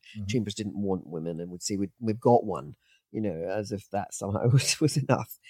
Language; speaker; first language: English; native; English